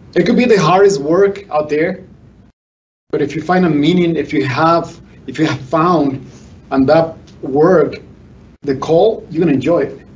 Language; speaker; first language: English; non-native, fluent; Spanish